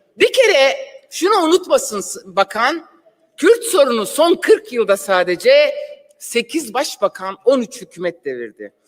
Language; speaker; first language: Turkish; non-native, local second language; Kurdish